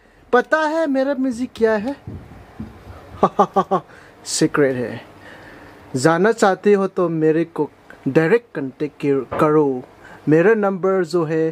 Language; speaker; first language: Hindi; non-native, local second language; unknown